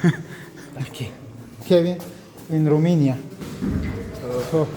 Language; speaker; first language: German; non-native, learner; Tajik